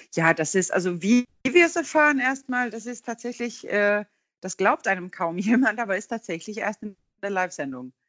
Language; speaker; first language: German; non-native, fluent; Swedish